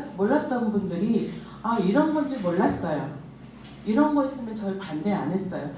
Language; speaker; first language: Korean; native; Korean